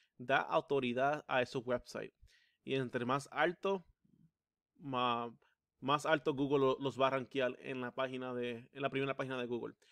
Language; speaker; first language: Spanish; early bilingual, heritage; Spanish